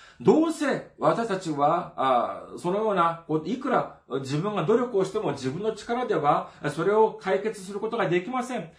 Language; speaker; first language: Japanese; non-native, fluent; Korean